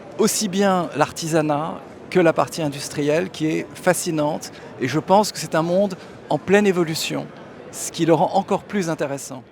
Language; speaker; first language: French; native; French